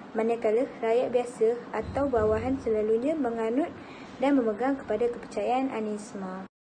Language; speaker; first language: Malay; native; Malay